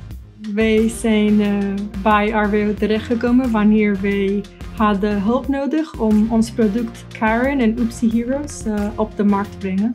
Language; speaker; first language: Dutch; non-native, fluent; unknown